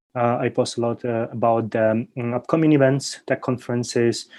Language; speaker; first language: English; non-native, fluent; Ukrainian